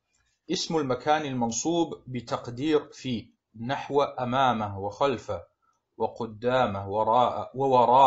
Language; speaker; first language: Arabic; non-native, fluent; German